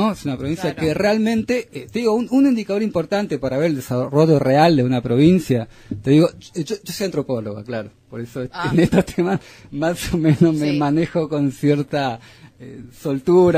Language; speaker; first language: Spanish; native; Spanish